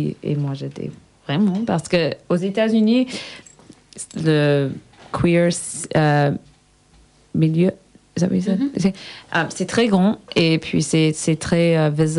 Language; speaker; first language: French; non-native, learner; English